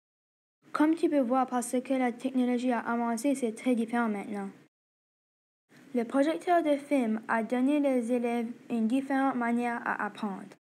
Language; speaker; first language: French; non-native, local second language; English